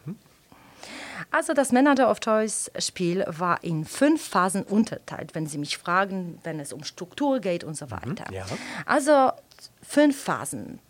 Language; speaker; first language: German; non-native, fluent; Polish